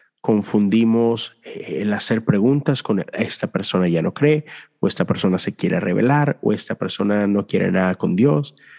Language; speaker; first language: Spanish; native; Spanish